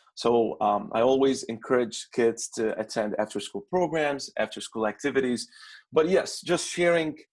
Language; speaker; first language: English; non-native, fluent; Arabic